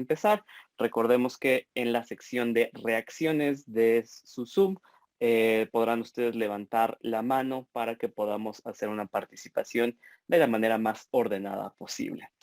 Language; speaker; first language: Spanish; native; Spanish